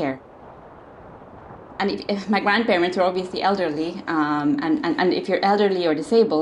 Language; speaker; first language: English; non-native, local second language; Odia